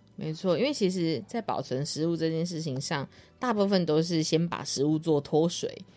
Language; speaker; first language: Chinese; native; Chinese